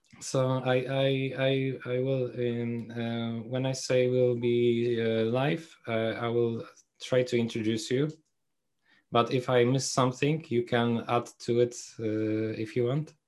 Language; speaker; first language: English; non-native, fluent; Polish